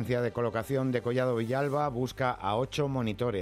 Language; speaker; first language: Spanish; native; Spanish